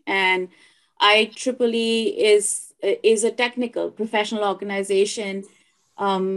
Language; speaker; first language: English; non-native, local second language; Hindi